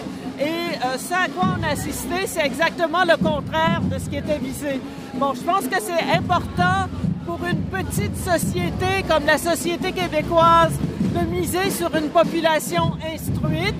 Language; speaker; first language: French; native; French